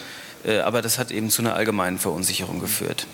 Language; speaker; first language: German; native; German